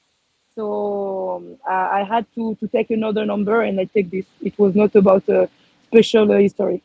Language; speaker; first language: English; non-native, learner; French